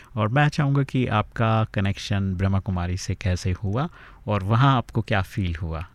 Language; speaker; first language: Hindi; native; Hindi